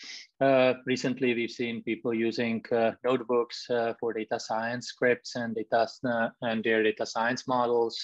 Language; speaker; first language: English; non-native, fluent; Czech